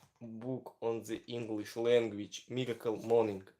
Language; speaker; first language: English; non-native, learner; Ukrainian